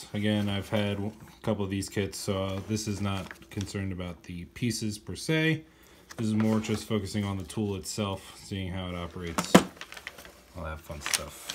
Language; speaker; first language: English; native; English